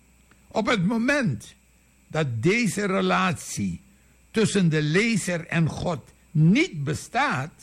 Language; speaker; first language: Dutch; native; Dutch